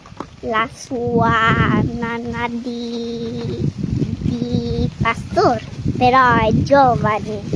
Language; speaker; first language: Italian; early bilingual, other home language; Filipino